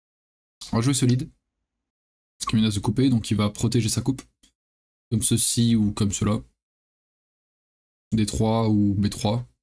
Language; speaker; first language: French; native; French